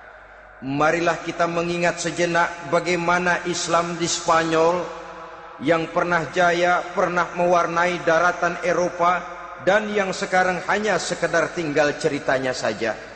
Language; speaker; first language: Indonesian; native; Indonesian